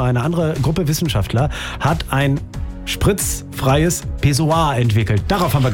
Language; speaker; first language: German; native; German